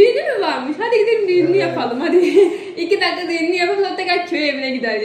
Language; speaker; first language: Turkish; non-native, fluent; Indonesian